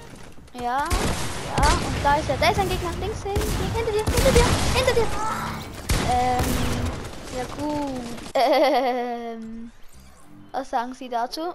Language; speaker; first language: German; native; German